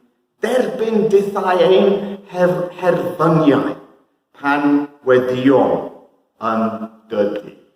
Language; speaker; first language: Welsh; non-native, fluent; English